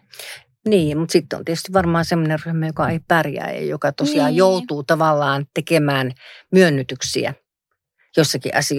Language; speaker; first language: Finnish; native; Finnish